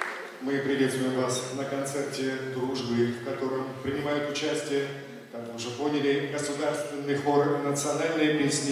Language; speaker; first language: Russian; native; Russian